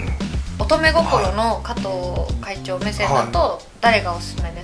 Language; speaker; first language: Japanese; native; Japanese